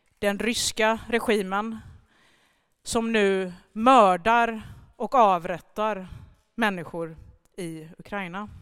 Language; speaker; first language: Swedish; early bilingual, other home language; Persian